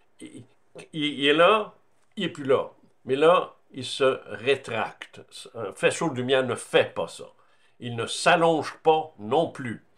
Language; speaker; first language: French; native; French